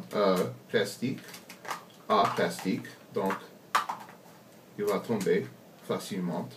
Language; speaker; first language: French; non-native, learner; English